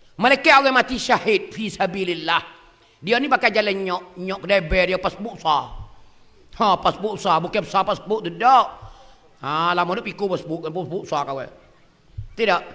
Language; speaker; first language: Malay; native; Malay